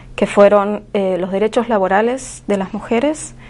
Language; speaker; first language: Spanish; native; Spanish